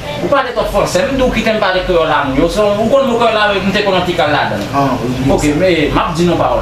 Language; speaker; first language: French; non-native, learner; Haitian Creole